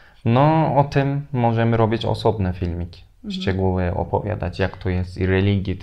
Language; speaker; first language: Polish; non-native, fluent; Turkish